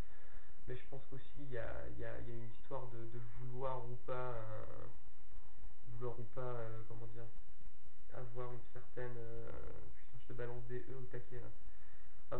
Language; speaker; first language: French; native; French